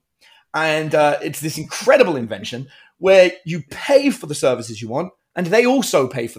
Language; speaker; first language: English; native; English